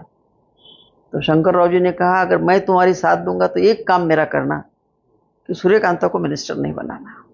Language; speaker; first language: Hindi; non-native, local second language; Marathi